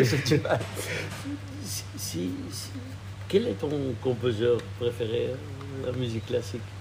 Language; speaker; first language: French; non-native, fluent; Portuguese